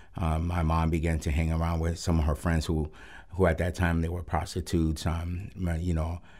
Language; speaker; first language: English; early bilingual, other home language; Spanish